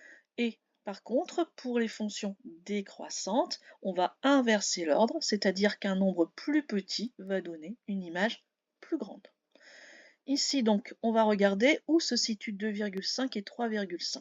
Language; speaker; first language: French; native; French